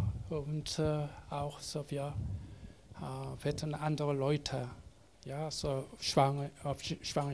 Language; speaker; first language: German; non-native, learner; Korean